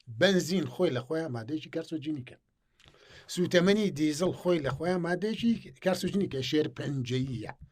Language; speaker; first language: Central Kurdish; native; Central Kurdish